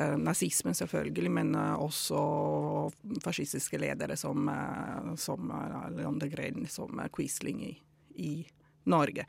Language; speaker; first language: Norwegian; non-native, fluent; Italian